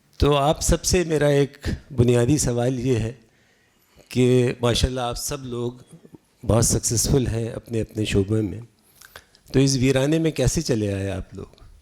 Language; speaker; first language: Urdu; native; Urdu